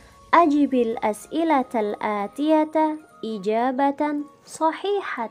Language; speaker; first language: Arabic; non-native, learner; Indonesian